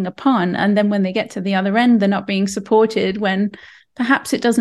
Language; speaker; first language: English; native; English